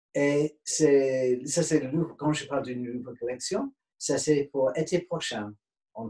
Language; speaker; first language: French; non-native, fluent; English